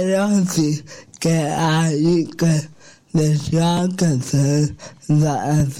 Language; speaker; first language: Catalan; non-native, local second language; Spanish